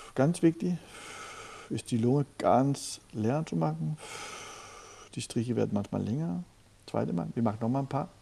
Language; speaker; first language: German; non-native, fluent; Danish